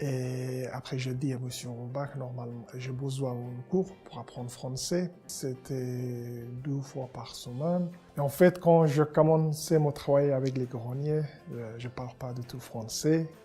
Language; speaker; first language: French; non-native, learner; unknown